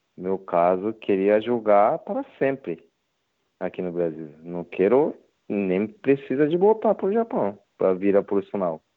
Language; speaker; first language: Portuguese; non-native, learner; Japanese